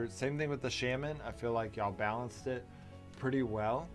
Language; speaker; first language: English; native; English